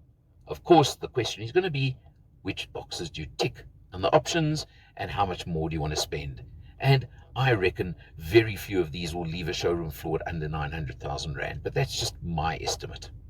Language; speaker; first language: English; native; English